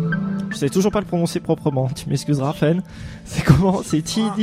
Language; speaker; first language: French; native; French